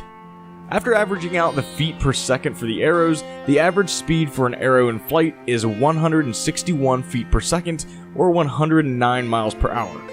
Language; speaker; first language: English; native; English